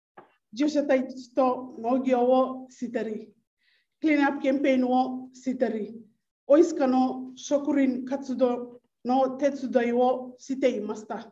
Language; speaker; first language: Japanese; non-native, learner; Fijian